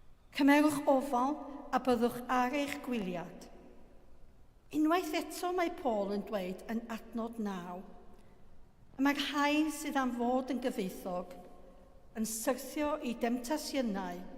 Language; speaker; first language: Welsh; native; Welsh